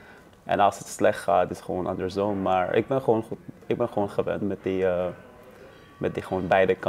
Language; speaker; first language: Dutch; non-native, learner; Persian